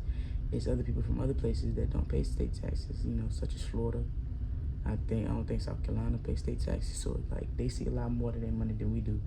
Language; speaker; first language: English; native; English